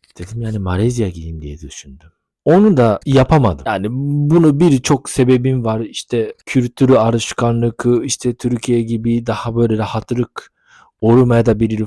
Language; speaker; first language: Turkish; non-native, fluent; Japanese